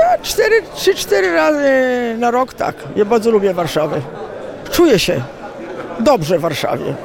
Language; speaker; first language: Polish; early bilingual, heritage; Italian